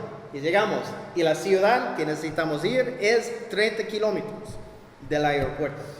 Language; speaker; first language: Spanish; non-native, fluent; English